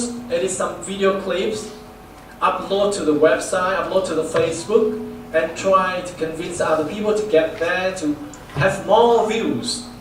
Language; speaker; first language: English; non-native, fluent; Vietnamese